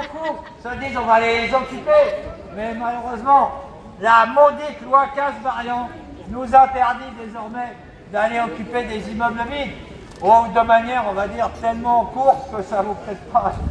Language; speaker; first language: French; native; French